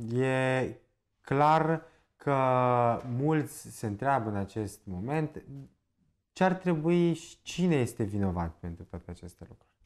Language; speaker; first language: Romanian; native; Romanian